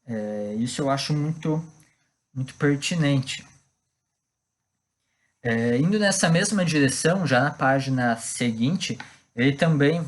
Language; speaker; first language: Portuguese; native; Portuguese